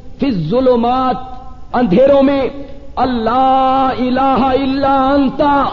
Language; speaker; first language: Urdu; non-native, local second language; Punjabi